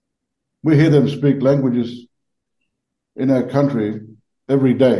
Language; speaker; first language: English; native; English